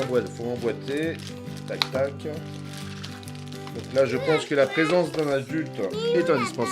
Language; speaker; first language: French; native; French